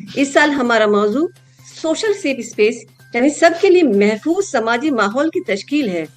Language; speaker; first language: Urdu; native; Urdu